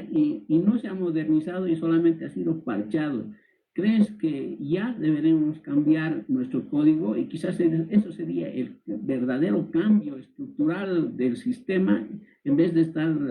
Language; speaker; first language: Spanish; native; Spanish